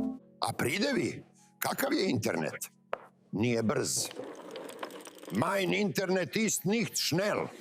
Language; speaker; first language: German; non-native, fluent; Serbian